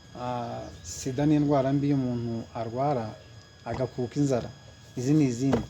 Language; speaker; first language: Kinyarwanda; early bilingual, heritage; Kinyarwanda